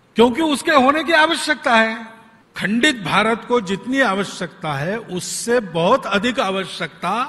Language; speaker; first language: Hindi; non-native, local second language; Marathi